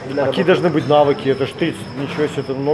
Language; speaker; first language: Russian; native; Russian